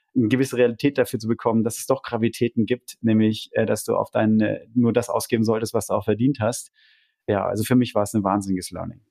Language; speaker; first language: German; native; German